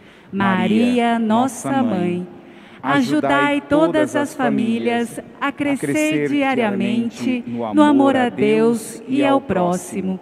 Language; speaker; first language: Portuguese; native; Portuguese